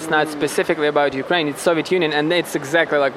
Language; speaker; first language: English; non-native, fluent; Ukrainian